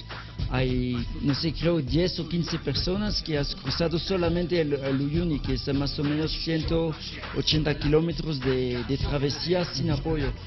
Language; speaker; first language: Spanish; non-native, learner; French